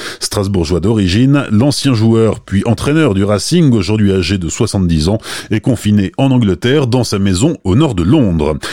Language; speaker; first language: French; native; French